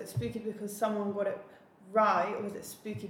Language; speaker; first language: English; native; English